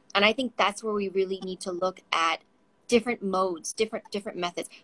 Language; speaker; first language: English; native; English